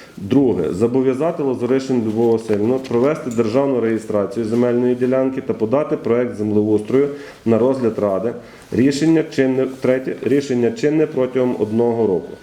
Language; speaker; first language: Ukrainian; native; Ukrainian